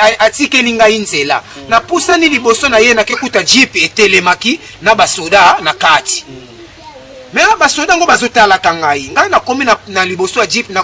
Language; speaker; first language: Lingala; non-native, local second language; Kongo